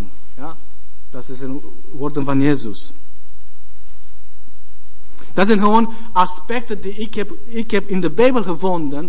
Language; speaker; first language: Dutch; non-native, learner; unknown